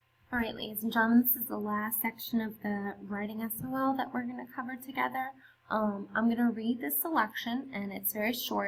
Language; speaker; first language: English; native; English